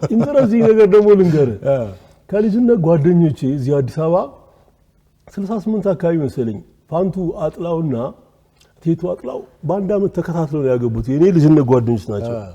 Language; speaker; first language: Amharic; native; Amharic